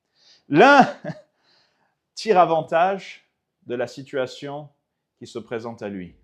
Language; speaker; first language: French; native; French